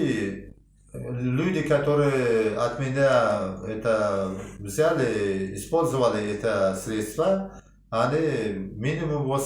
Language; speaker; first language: Russian; non-native, local second language; Uzbek